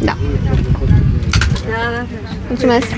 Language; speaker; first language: Romanian; native; Romanian